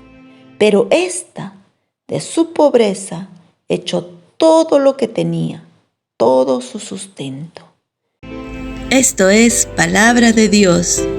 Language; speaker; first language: Spanish; native; Spanish